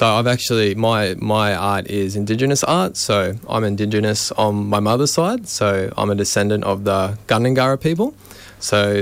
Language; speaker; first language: English; native; English